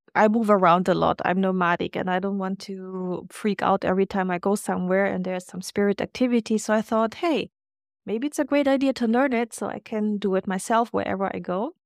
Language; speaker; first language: English; non-native, fluent; German